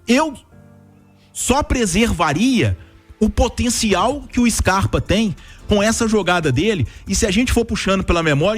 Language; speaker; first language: Portuguese; native; Portuguese